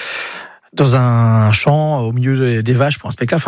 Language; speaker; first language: French; native; French